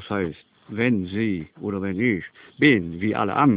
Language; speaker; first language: German; non-native, local second language; Luxembourgish